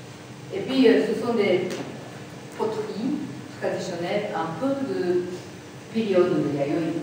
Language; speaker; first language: French; non-native, learner; Japanese